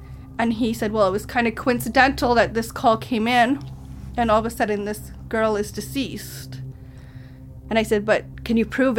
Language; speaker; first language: English; native; English